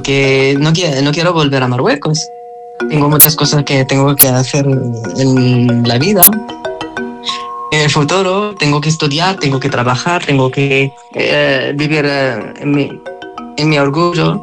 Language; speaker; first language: Spanish; non-native, learner; Arabic